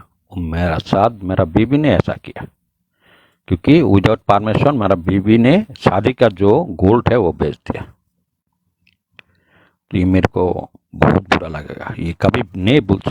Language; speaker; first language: Hindi; non-native, learner; Bangla